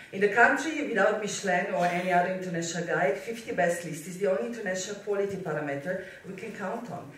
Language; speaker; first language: English; non-native, fluent; Slovenian